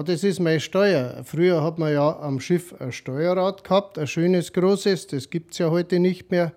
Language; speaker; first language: German; native; German